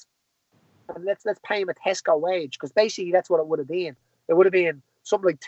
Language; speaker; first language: English; native; English